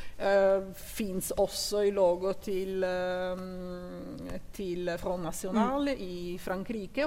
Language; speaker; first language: Norwegian; non-native, fluent; Italian